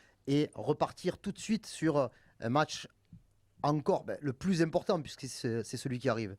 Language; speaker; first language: French; native; French